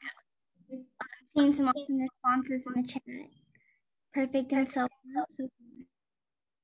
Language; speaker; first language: English; native; English